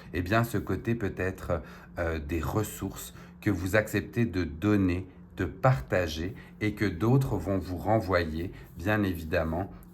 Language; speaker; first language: French; native; French